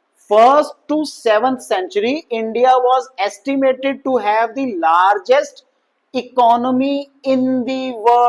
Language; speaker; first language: English; non-native, local second language; Hindi